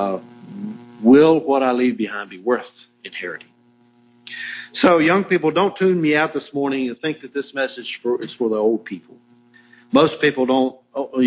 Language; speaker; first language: English; native; English